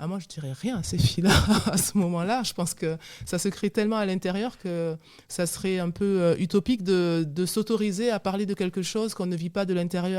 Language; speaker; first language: French; native; French